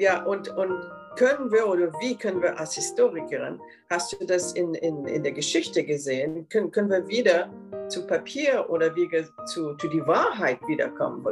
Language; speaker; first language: German; non-native, fluent; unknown